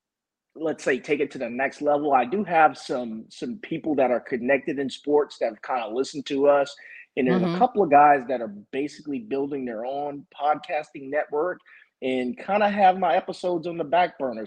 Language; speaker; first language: English; native; English